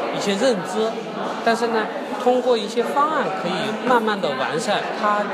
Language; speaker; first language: Chinese; native; Chinese